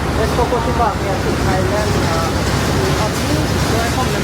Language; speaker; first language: Norwegian; non-native, learner; Lao